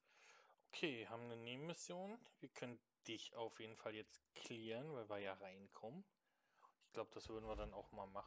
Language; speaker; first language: German; native; German